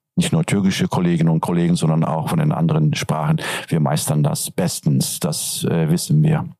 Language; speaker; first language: German; non-native, fluent; Turkish